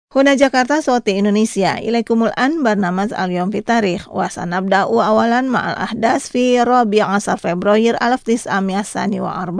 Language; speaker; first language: Arabic; non-native, fluent; Indonesian